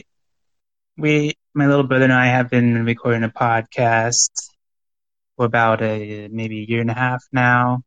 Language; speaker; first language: English; native; English